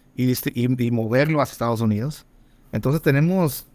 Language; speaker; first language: Spanish; native; Spanish